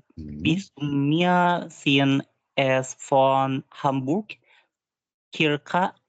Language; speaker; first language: German; non-native, learner; Indonesian